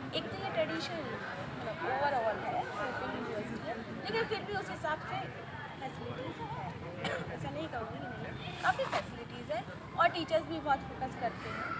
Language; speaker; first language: Hindi; native; Hindi